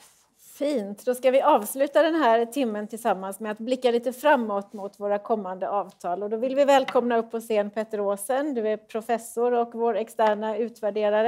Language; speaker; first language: Swedish; native; Swedish